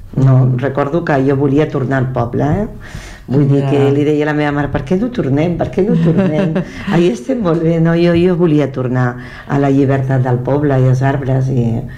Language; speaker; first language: Catalan; non-native, local second language; Spanish